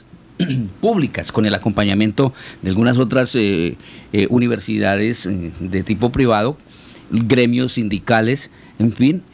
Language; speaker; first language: Spanish; native; Spanish